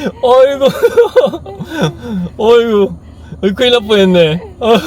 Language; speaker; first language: Korean; native; Korean